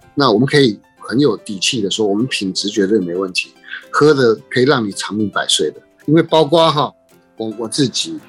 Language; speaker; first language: Chinese; native; Chinese